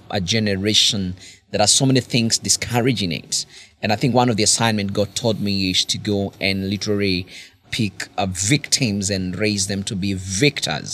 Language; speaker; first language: English; non-native, local second language; Kikuyu